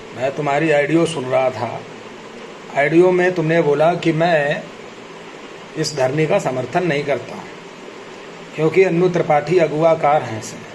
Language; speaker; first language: Hindi; native; Hindi